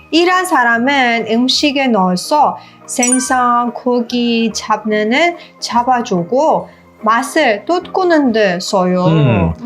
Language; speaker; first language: Korean; non-native, learner; Persian